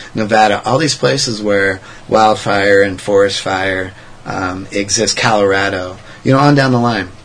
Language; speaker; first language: English; native; English